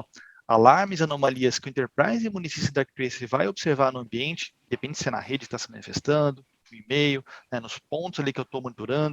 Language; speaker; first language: Portuguese; native; Portuguese